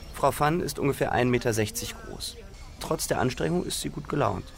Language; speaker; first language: German; native; German